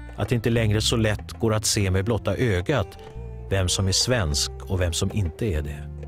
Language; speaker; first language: Swedish; early bilingual, other home language; Polish